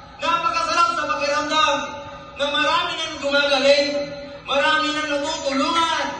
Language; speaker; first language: Filipino; non-native, local second language; Iloko